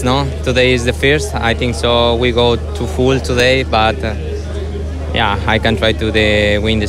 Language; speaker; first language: English; non-native, learner; Spanish